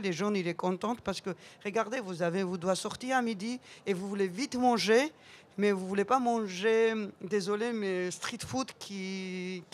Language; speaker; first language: French; non-native, learner; Georgian